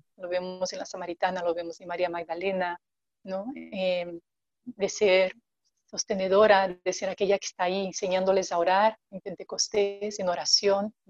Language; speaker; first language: Spanish; non-native, fluent; Portuguese